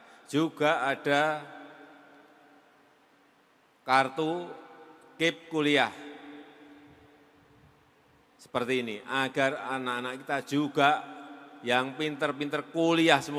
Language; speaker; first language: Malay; non-native, local second language; Javanese